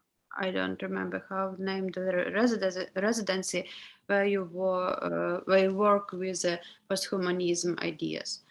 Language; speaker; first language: English; non-native, learner; Ukrainian